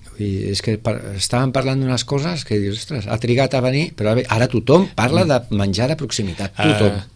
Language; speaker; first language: Catalan; native; Catalan